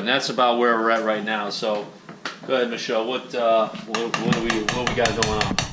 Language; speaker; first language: English; native; English